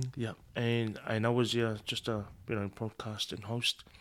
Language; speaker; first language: English; non-native, fluent; Samoan